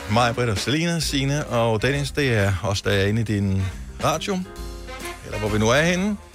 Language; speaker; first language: Danish; native; Danish